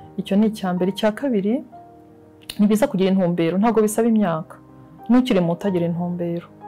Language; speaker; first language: Kinyarwanda; early bilingual, heritage; Kinyarwanda